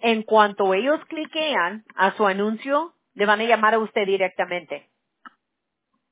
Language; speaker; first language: Spanish; early bilingual, heritage; Spanish